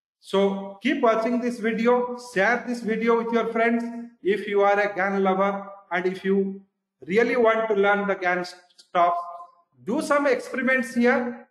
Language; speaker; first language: English; non-native, local second language; Odia